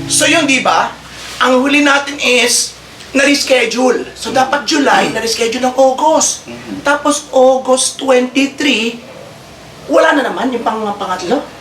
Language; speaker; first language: Filipino; native; Filipino